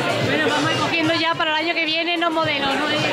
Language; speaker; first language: Spanish; native; Spanish